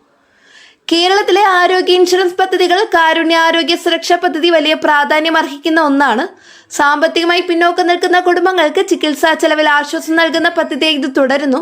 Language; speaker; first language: Malayalam; native; Malayalam